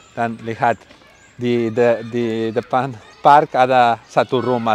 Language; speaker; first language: Indonesian; non-native, learner; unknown